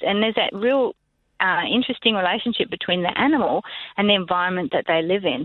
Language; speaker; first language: English; native; English